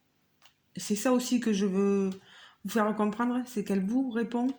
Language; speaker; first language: French; native; French